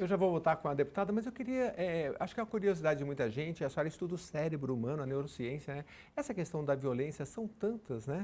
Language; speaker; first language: Portuguese; native; Portuguese